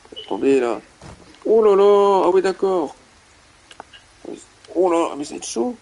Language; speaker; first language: French; native; French